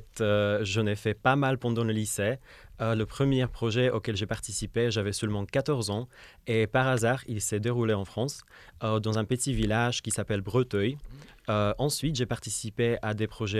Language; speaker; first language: French; non-native, fluent; Czech